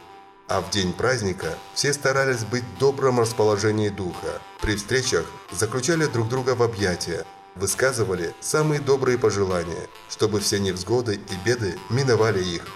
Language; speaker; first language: Russian; non-native, local second language; Kyrgyz